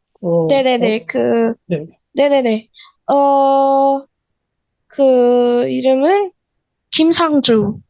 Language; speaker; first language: Korean; non-native, learner; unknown